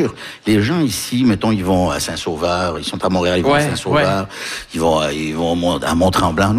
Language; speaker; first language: French; early bilingual, other home language; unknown